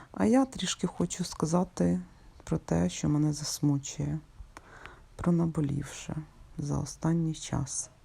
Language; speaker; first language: Ukrainian; non-native, local second language; Russian